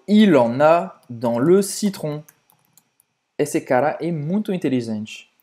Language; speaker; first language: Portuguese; non-native, fluent; French